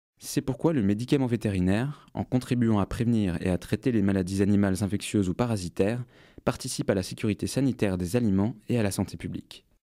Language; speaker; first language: French; native; French